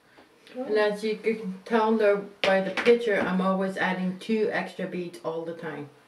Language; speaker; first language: English; native; English